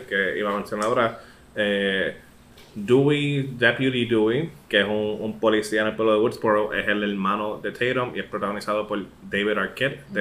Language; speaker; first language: Spanish; early bilingual, heritage; Spanish